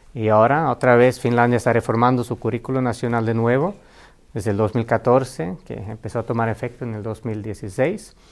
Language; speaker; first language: Spanish; non-native, fluent; Finnish